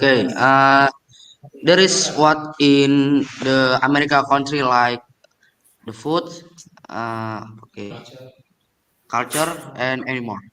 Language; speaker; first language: English; non-native, learner; Indonesian